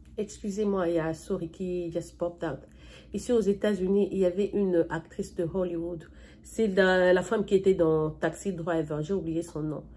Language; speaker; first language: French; non-native, local second language; Lingala